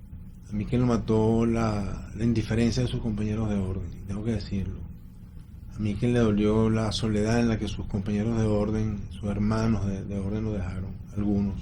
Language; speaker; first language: Spanish; native; Spanish